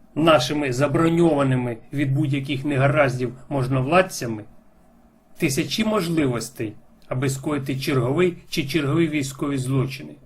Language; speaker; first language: Ukrainian; non-native, local second language; Russian